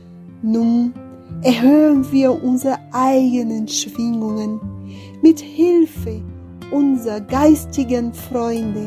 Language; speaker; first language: German; non-native, fluent; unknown